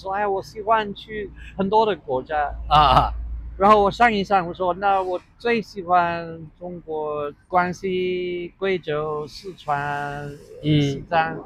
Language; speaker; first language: Chinese; non-native, fluent; English